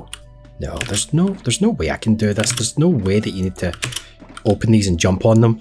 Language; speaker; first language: English; native; English